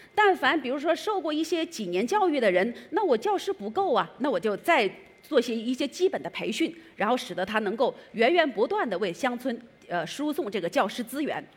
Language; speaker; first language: Chinese; native; Chinese